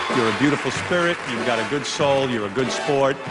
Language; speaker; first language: English; native; English